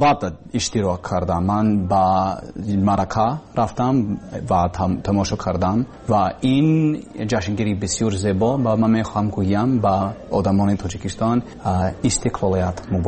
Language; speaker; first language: Persian; non-native, learner; English